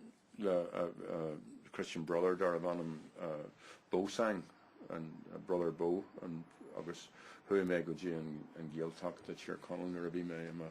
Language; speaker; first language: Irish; non-native, learner; English